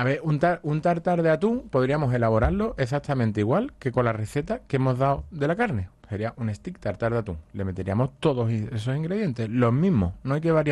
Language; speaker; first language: Spanish; native; Spanish